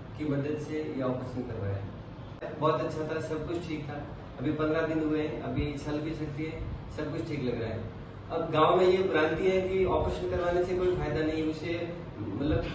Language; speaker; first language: Hindi; native; Hindi